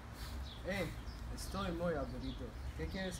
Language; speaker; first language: Spanish; non-native, learner; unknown